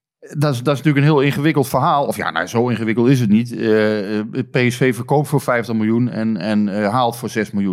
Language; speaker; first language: Dutch; native; Dutch